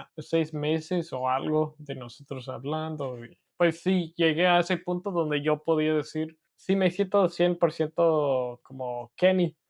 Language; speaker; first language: Spanish; non-native, learner; English